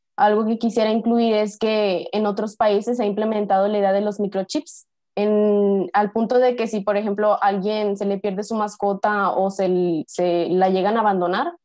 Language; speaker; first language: Spanish; native; Spanish